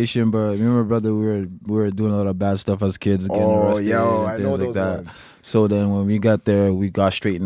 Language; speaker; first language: English; native; English